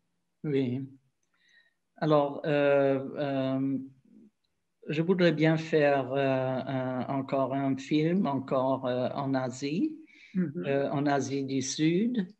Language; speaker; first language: French; non-native, fluent; German